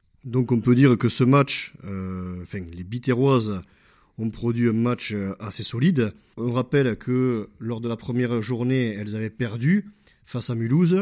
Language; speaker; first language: French; native; French